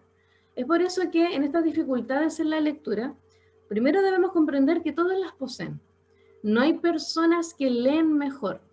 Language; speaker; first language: Spanish; native; Spanish